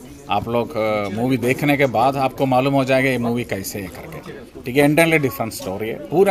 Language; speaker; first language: Hindi; non-native, local second language; Malayalam